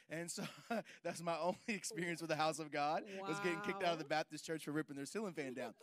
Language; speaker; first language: English; native; English